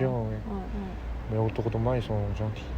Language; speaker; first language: French; non-native, fluent; Korean